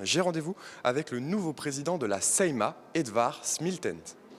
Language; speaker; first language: French; native; French